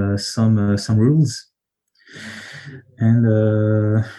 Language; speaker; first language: English; non-native, learner; French